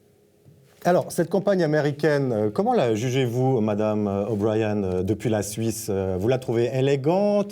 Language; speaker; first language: French; native; French